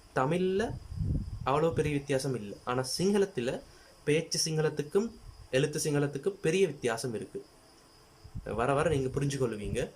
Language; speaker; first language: Tamil; non-native, local second language; Sinhala